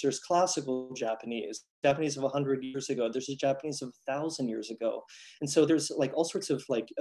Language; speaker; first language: English; native; English